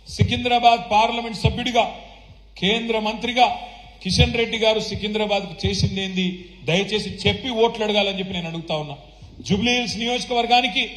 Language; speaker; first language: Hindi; non-native, local second language; Telugu